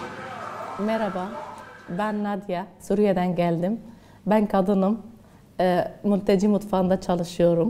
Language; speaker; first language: Turkish; non-native, learner; Arabic